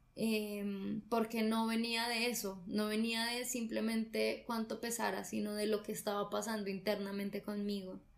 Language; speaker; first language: Spanish; native; Spanish